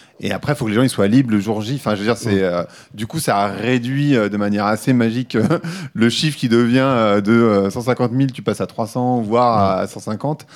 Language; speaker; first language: French; native; French